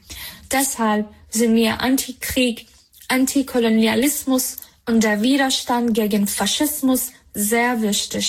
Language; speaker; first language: German; non-native, fluent; Persian